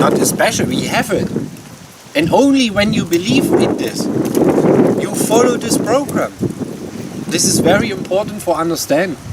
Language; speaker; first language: English; non-native, learner; German